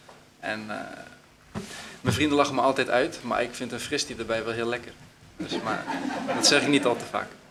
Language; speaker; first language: Dutch; native; Dutch